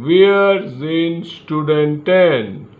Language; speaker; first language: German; non-native, learner; Bangla